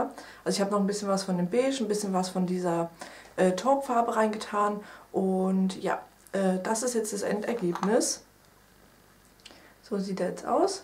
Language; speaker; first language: German; native; German